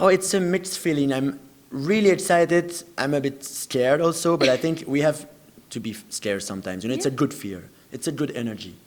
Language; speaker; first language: English; non-native, fluent; French